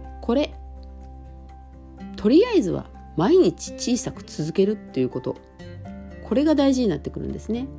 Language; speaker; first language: Japanese; native; Japanese